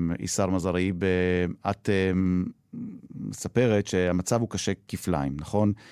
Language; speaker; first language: Hebrew; native; Hebrew